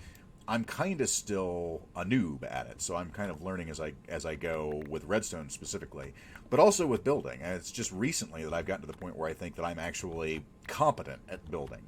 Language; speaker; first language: English; native; English